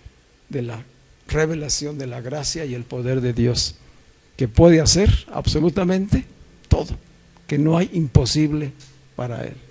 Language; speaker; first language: Spanish; native; Spanish